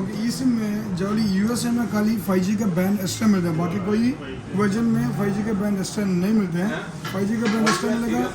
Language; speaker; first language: Hindi; non-native, local second language; Kannada